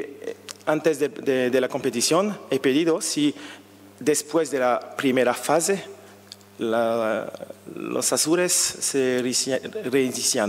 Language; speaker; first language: Spanish; non-native, learner; French